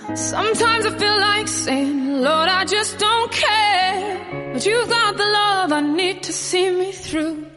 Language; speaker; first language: English; native; English